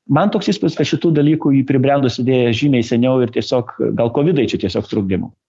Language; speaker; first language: Lithuanian; native; Lithuanian